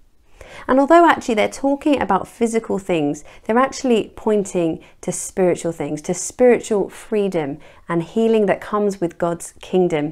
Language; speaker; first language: English; native; English